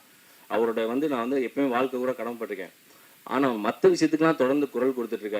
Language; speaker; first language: Tamil; native; Tamil